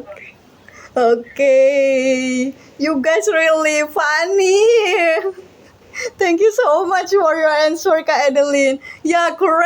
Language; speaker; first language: English; non-native, learner; Indonesian